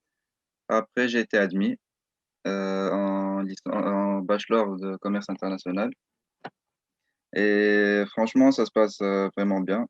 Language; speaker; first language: French; non-native, local second language; Arabic